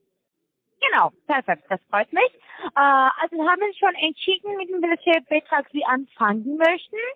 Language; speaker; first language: German; non-native, learner; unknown